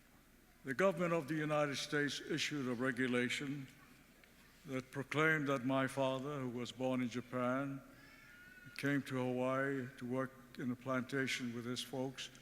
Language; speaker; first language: English; early bilingual, other home language; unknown